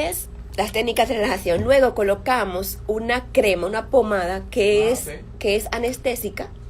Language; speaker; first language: Spanish; native; Spanish